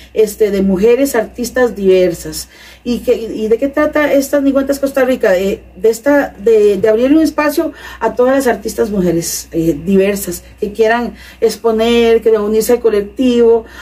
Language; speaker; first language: Spanish; native; Spanish